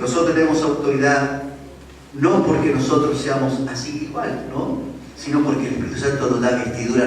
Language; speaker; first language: Spanish; native; Spanish